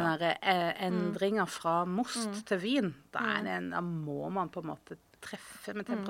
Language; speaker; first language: Norwegian; native; Norwegian